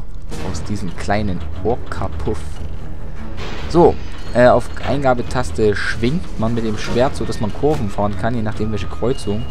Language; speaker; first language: German; native; German